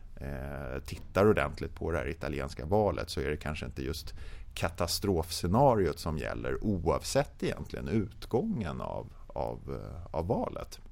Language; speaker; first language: Swedish; native; Swedish